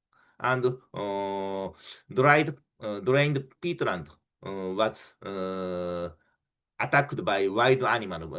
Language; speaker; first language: English; non-native, fluent; Japanese